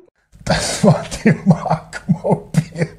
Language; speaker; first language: German; native; German